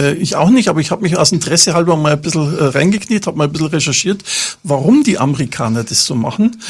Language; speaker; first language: German; native; German